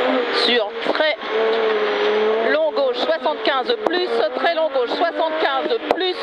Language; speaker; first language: French; native; French